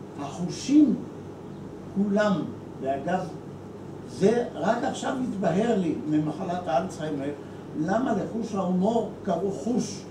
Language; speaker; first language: Hebrew; early bilingual, other home language; Arabic